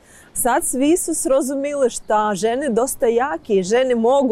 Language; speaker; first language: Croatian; non-native, learner; Ukrainian